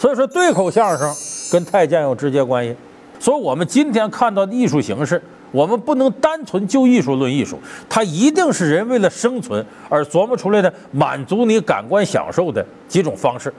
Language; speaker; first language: Chinese; native; Chinese